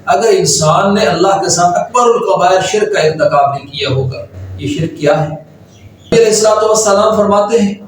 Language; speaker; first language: Urdu; native; Urdu